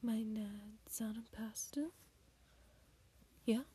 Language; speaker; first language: German; non-native, learner; English